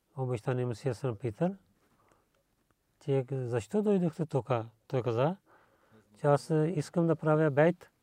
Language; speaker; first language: Bulgarian; non-native, learner; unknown